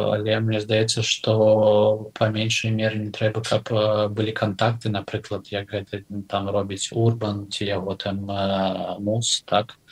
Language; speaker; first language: Belarusian; non-native, local second language; Russian